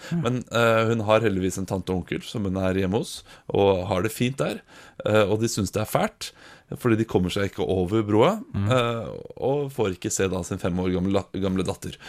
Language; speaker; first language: Norwegian; native; Norwegian